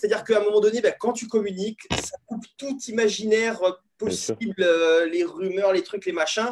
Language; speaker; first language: French; native; French